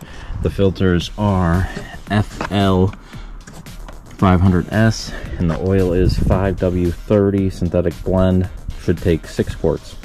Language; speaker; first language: English; native; English